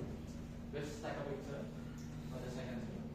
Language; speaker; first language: English; non-native, fluent; Indonesian